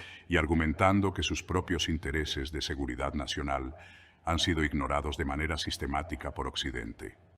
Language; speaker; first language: Spanish; native; Spanish